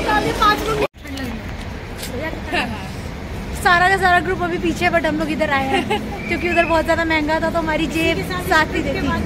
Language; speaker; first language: Hindi; native; Hindi